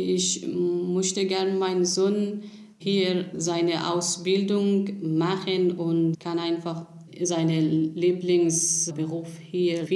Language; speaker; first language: German; non-native, learner; Persian